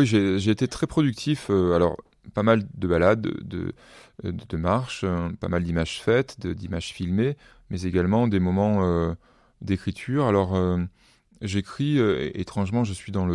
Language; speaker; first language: French; native; French